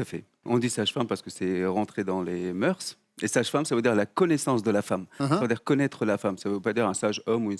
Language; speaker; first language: French; native; French